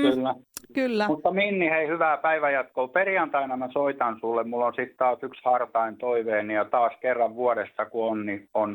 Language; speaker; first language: Finnish; native; Finnish